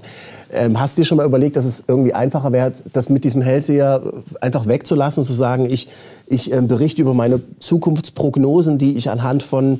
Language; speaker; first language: German; native; German